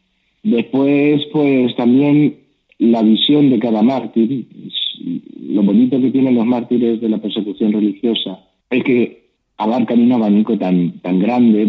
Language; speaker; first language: Spanish; native; Spanish